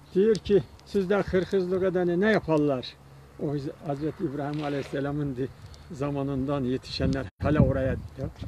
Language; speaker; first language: Turkish; early bilingual, other home language; Kazakh